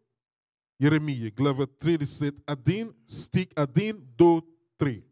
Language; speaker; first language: Russian; non-native, learner; English